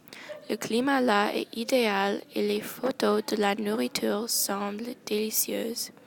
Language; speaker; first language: French; non-native, local second language; English